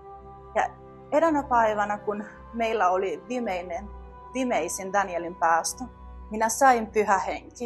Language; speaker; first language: Finnish; non-native, fluent; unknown